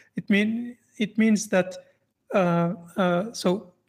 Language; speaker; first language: English; non-native, fluent; French